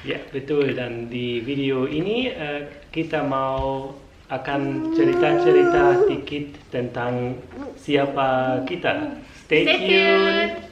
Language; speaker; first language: Indonesian; non-native, fluent; German